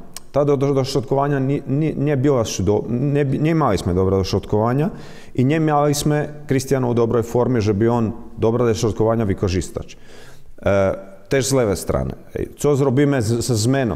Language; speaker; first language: Polish; non-native, learner; Croatian